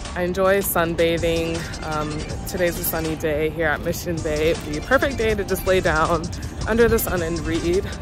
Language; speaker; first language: English; native; English